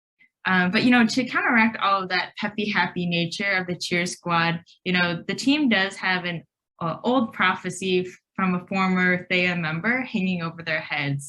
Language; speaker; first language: English; native; English